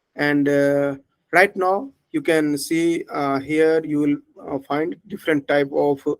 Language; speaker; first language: English; non-native, local second language; Hindi